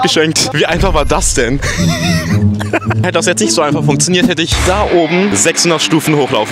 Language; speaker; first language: German; native; German